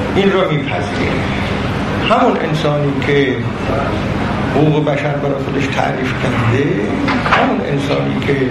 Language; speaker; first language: Persian; non-native, local second language; Azerbaijani